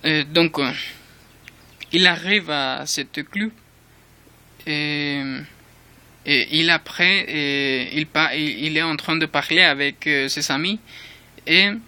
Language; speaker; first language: French; non-native, learner; Spanish